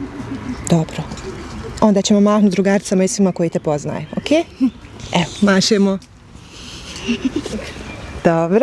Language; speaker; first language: Bosnian; native; Bosnian